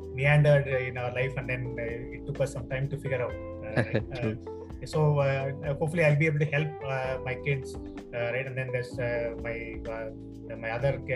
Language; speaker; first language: English; non-native, local second language; Tamil